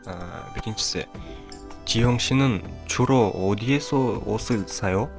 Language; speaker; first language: Korean; non-native, fluent; Kyrgyz